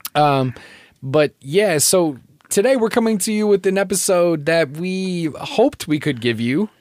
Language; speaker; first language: English; native; English